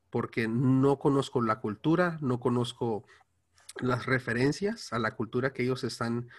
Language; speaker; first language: Spanish; early bilingual, heritage; Spanish